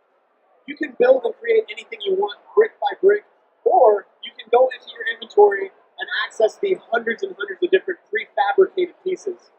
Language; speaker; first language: English; native; English